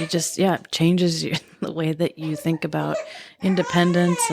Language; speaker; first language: English; native; English